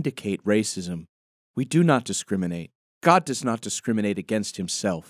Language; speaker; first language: English; native; English